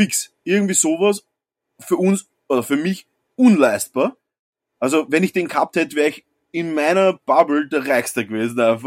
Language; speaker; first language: German; native; German